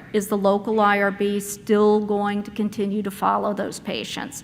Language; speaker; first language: English; native; English